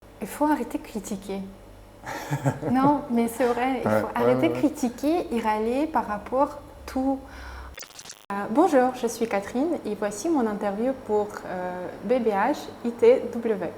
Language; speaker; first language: French; non-native, fluent; Russian